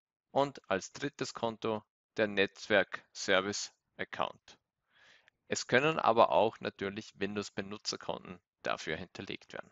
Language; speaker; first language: German; native; German